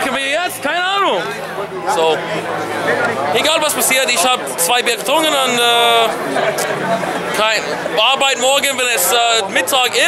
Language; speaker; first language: German; non-native, learner; English